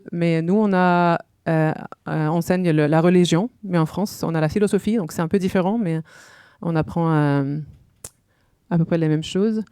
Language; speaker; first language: French; non-native, fluent; Norwegian